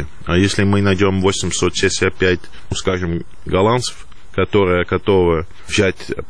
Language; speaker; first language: Russian; non-native, fluent; Dutch